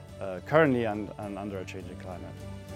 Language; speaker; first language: English; non-native, fluent; German